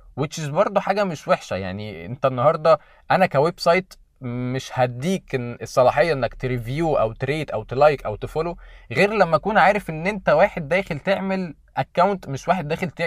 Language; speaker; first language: Arabic; native; Arabic